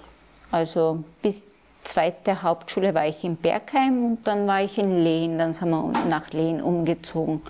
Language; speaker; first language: German; early bilingual, other home language; Turkish